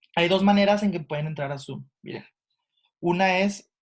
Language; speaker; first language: Spanish; early bilingual, heritage; Spanish